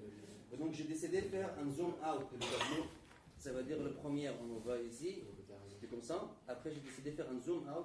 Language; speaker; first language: French; non-native, fluent; Arabic